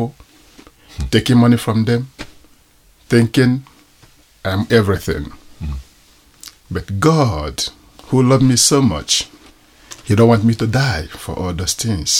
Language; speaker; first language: English; non-native, local second language; Igbo